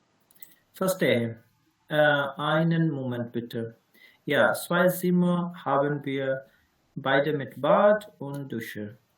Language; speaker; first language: German; non-native, learner; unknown